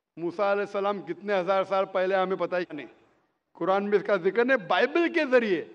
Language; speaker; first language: Hindi; non-native, local second language; Konkani